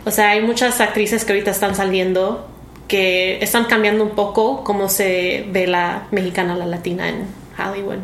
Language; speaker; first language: Spanish; early bilingual, heritage; Spanish